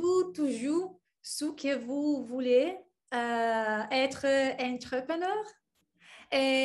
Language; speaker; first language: French; non-native, learner; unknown